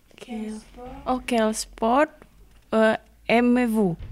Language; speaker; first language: French; non-native, learner; Arabic